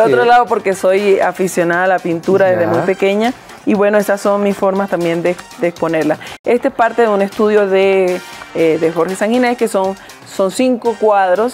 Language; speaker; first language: Spanish; native; Spanish